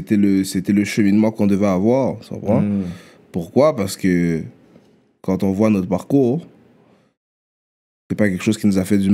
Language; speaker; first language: French; native; French